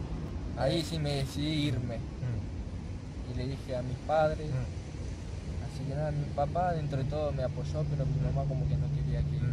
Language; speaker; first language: Spanish; non-native, fluent; Japanese